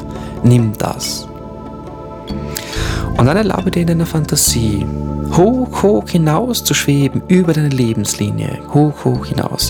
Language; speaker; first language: German; native; German